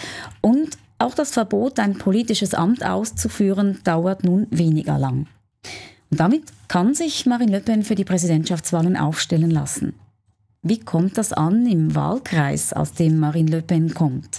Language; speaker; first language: German; native; German